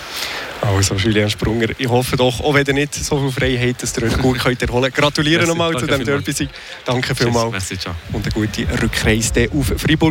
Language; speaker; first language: German; native; German